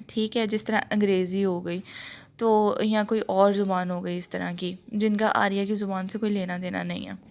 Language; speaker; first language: Urdu; non-native, local second language; Punjabi